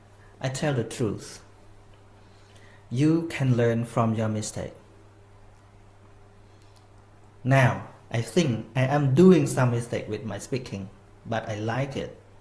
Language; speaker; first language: English; non-native, fluent; Khmer